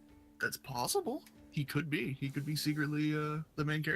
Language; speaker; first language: English; native; English